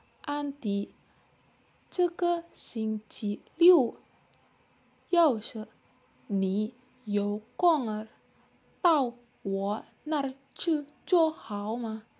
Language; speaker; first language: Chinese; non-native, learner; Indonesian